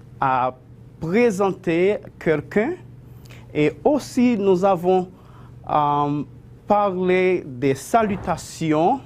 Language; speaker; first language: French; non-native, fluent; Spanish